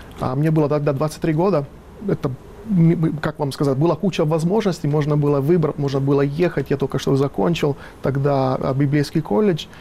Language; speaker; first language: Russian; non-native, fluent; Italian